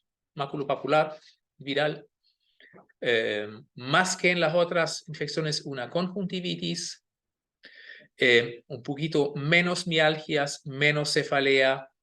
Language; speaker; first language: Spanish; non-native, fluent; German